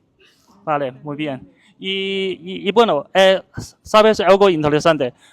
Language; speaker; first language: Spanish; non-native, learner; Chinese